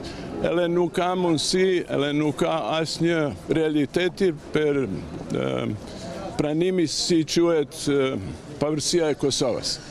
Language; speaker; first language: Albanian; non-native, learner; Serbian